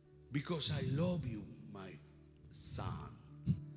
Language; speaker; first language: English; non-native, learner; Spanish